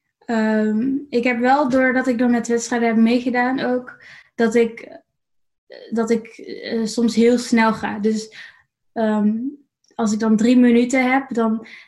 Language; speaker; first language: Dutch; native; Dutch